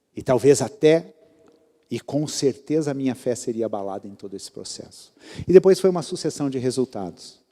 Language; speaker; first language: Portuguese; native; Portuguese